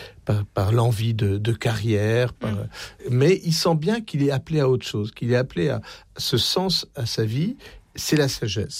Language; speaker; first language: French; native; French